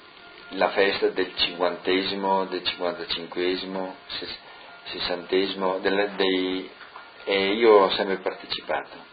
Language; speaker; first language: Italian; non-native, local second language; Friulian